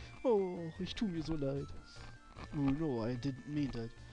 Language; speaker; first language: English; non-native, fluent; German